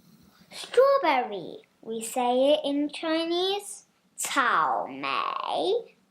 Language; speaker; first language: English; non-native, fluent; Chinese